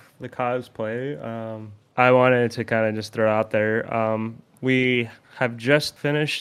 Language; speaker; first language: English; native; English